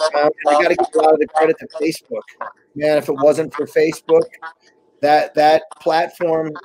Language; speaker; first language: English; native; English